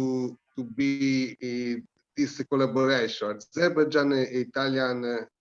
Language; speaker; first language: English; non-native, learner; Italian